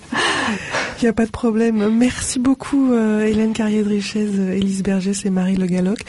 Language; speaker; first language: French; native; French